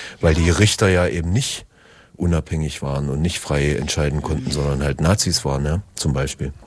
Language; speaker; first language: German; native; German